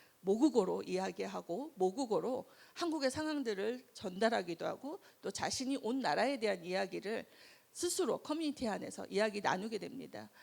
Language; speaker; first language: Korean; native; Korean